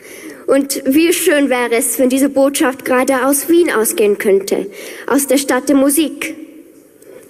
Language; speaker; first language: German; non-native, fluent; English